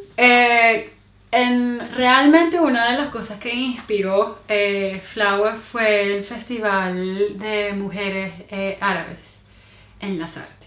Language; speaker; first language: Spanish; native; Spanish